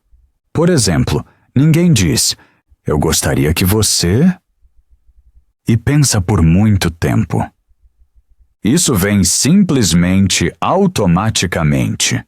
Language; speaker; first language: Portuguese; non-native, fluent; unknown